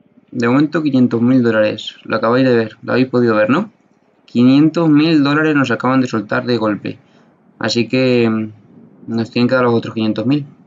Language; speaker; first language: Spanish; native; Spanish